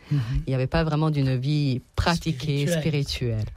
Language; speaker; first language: French; non-native, fluent; Serbian